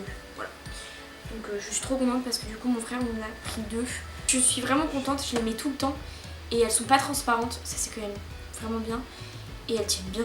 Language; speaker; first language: French; native; French